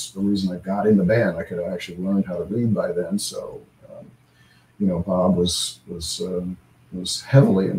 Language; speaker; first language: English; native; English